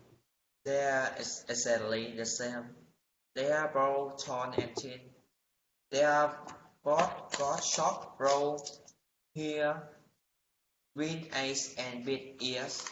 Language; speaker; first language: English; non-native, learner; Vietnamese